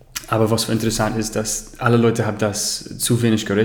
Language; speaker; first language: German; non-native, learner; English